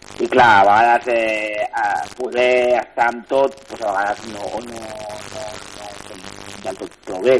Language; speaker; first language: Catalan; native; Catalan